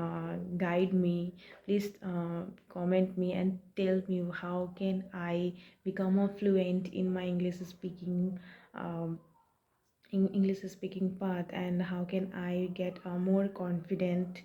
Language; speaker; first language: English; non-native, learner; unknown